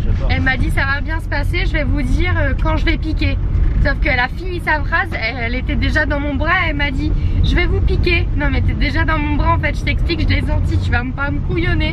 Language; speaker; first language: French; native; French